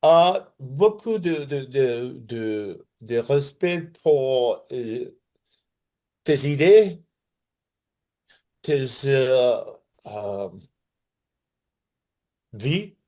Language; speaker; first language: French; non-native, learner; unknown